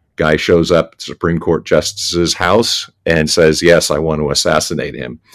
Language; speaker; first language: English; native; English